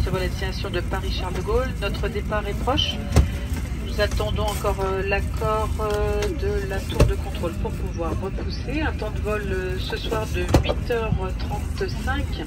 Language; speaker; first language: French; native; French